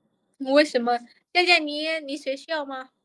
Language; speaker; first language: Chinese; non-native, learner; Lao